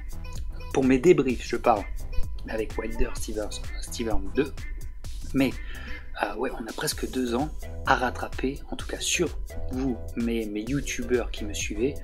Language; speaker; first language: French; native; French